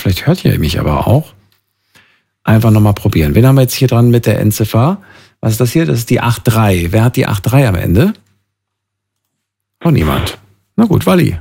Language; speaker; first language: German; native; German